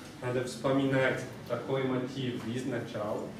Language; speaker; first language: Russian; non-native, fluent; Portuguese